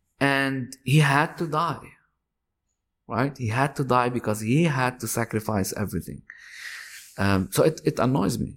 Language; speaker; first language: English; non-native, fluent; Arabic